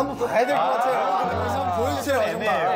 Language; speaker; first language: Korean; native; Korean